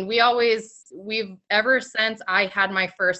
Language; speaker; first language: English; native; English